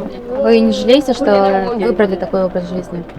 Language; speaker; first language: Russian; native; Russian